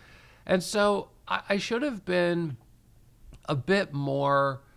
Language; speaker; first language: English; native; English